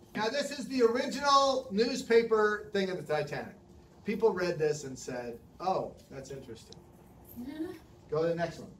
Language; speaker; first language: English; native; English